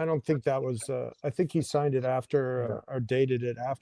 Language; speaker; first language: English; native; English